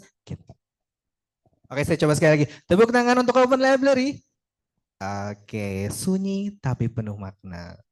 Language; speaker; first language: Indonesian; native; Indonesian